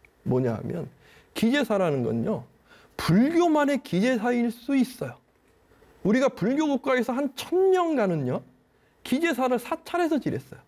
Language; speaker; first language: Korean; native; Korean